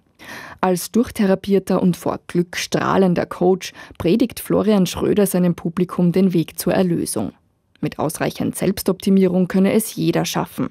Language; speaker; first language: German; native; German